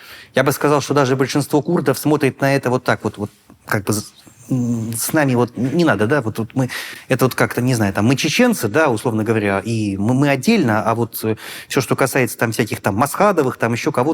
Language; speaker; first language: Russian; native; Russian